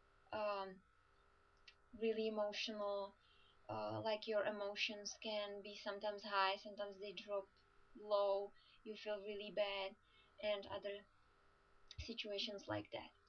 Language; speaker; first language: English; non-native, fluent; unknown